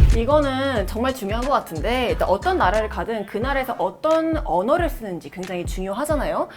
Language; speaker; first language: Korean; native; Korean